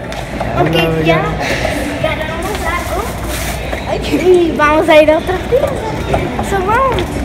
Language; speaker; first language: Spanish; early bilingual, heritage; Spanish